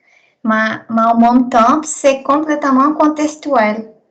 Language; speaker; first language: French; non-native, learner; Portuguese